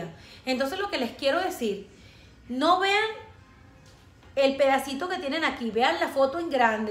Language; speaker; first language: Spanish; native; Spanish